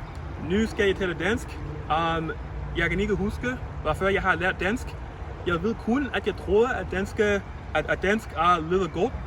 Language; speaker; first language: Danish; non-native, learner; English